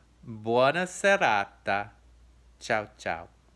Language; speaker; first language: Italian; non-native, learner; English